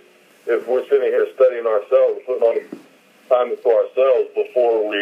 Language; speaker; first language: English; native; English